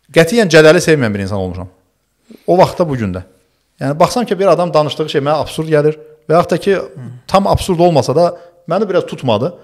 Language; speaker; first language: Azerbaijani; early bilingual, other home language; Turkish